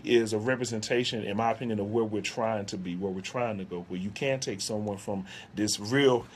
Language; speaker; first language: English; native; English